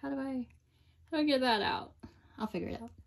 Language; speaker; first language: English; native; English